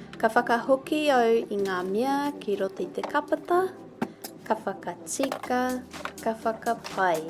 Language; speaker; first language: Māori; non-native, local second language; English